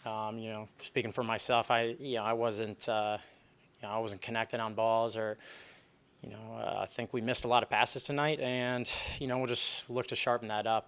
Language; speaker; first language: English; native; English